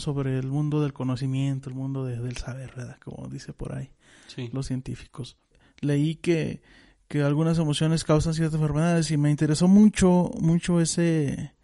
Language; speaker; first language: Spanish; native; Spanish